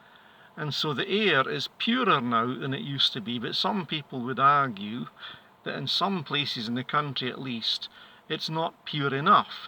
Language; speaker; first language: English; native; English